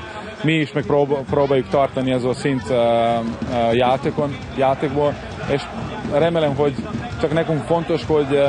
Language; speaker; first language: Hungarian; non-native, learner; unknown